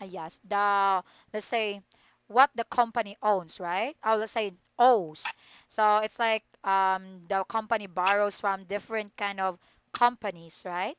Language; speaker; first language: English; non-native, fluent; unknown